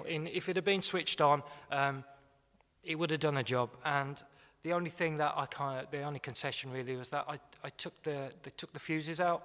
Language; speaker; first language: English; native; English